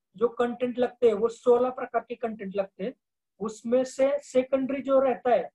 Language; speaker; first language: Hindi; non-native, local second language; Marathi